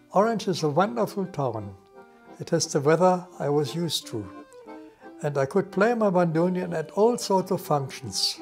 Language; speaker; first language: English; non-native, fluent; German